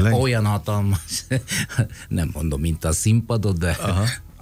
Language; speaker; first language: Hungarian; non-native, fluent; Italian